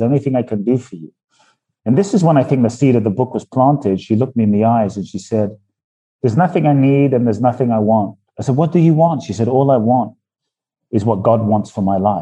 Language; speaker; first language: English; native; English